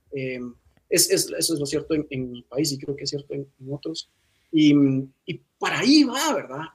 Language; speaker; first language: Spanish; native; Spanish